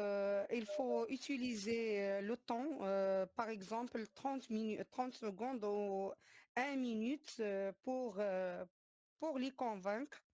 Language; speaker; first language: French; non-native, learner; Arabic